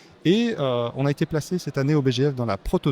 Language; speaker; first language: French; native; French